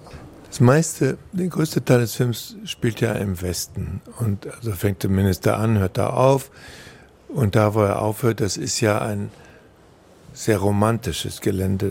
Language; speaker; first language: German; native; German